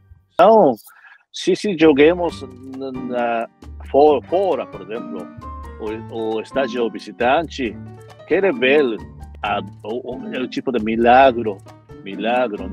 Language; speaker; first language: Portuguese; non-native, fluent; Japanese